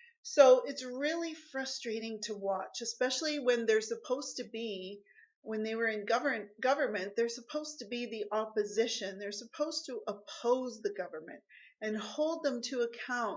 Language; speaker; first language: English; native; English